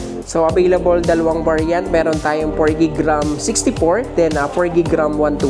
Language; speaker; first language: Filipino; native; Filipino